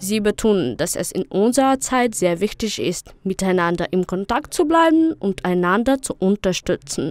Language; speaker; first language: German; non-native, fluent; Ukrainian